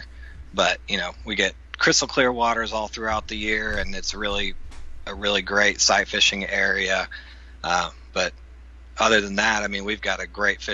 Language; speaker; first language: English; native; English